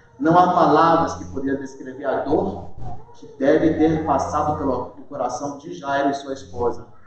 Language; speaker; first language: Portuguese; early bilingual, heritage; Portuguese